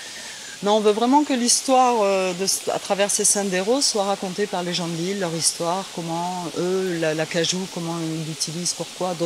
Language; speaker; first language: French; native; French